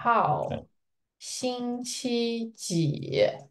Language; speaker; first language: Chinese; non-native, fluent; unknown